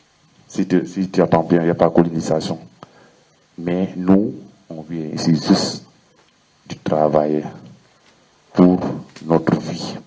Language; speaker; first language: French; non-native, learner; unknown